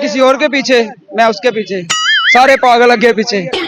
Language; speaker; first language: Hindi; non-native, local second language; Punjabi